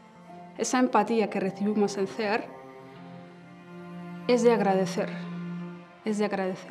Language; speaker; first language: Spanish; native; Spanish